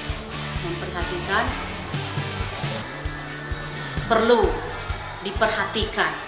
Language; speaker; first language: Indonesian; native; Indonesian